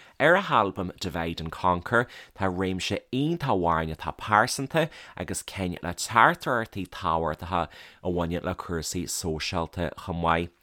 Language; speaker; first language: Irish; native; Irish